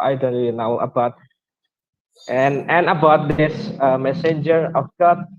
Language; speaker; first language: English; non-native, learner; Indonesian